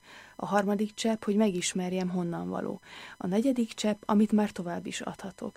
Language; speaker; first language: Hungarian; native; Hungarian